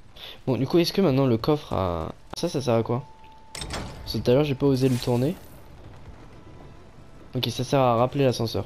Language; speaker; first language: French; native; French